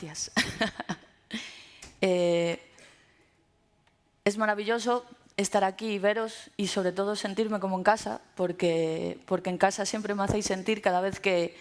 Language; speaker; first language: Spanish; native; Spanish